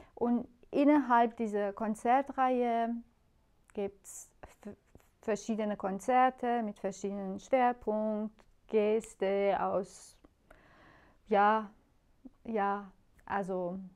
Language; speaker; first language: German; non-native, fluent; Persian